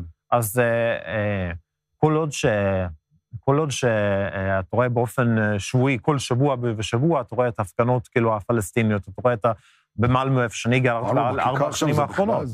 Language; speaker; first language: Hebrew; non-native, fluent; Swedish